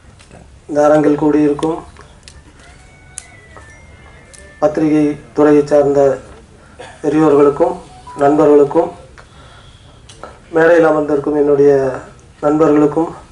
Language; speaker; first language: Tamil; native; Tamil